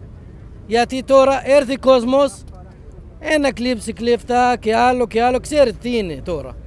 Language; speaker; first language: Greek; non-native, learner; Arabic